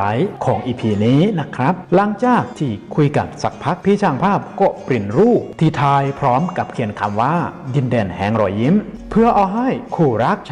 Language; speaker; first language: Thai; native; Thai